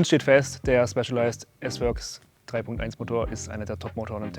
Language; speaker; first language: German; native; German